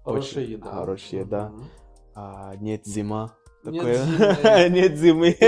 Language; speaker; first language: Russian; non-native, learner; Nyanja